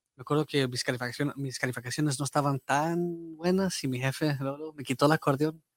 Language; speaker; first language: Spanish; early bilingual, heritage; Spanish